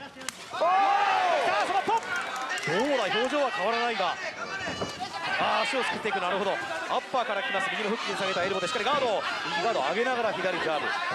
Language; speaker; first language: Japanese; native; Japanese